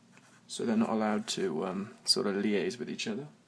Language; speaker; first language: English; native; English